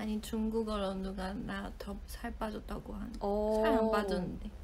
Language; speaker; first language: Korean; non-native, fluent; Chinese